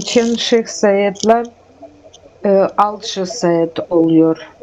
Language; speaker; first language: Turkish; non-native, learner; Russian